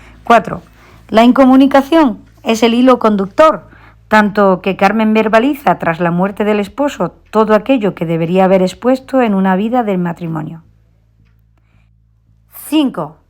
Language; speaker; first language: Spanish; native; Spanish